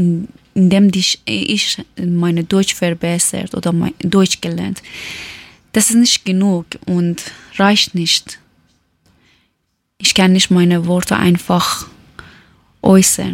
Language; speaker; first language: German; non-native, learner; Persian